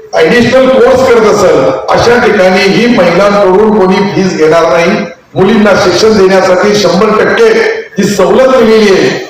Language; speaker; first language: Marathi; non-native, local second language; Urdu